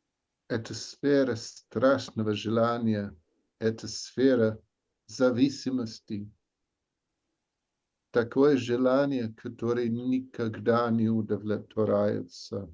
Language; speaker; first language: Russian; non-native, learner; English